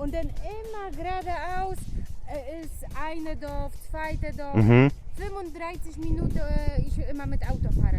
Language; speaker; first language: German; non-native, learner; Polish